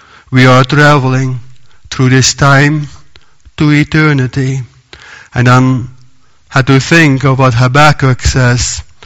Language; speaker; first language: English; non-native, fluent; Dutch